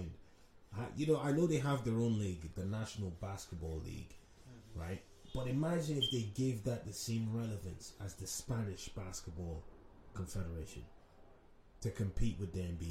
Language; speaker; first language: English; native; English